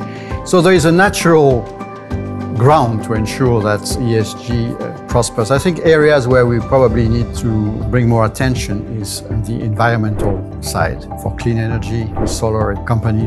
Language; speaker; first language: English; non-native, fluent; French